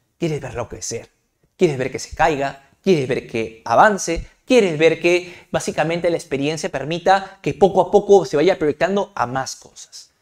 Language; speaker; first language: Spanish; native; Spanish